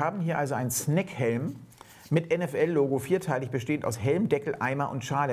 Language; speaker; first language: German; native; German